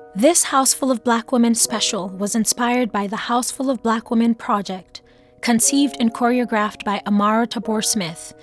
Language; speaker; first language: English; non-native, local second language; Hausa